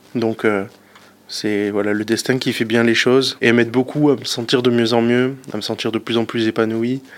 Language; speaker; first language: French; native; French